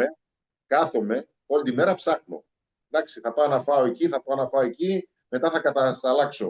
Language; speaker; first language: Greek; native; Greek